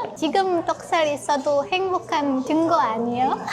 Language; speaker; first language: Korean; non-native, learner; Indonesian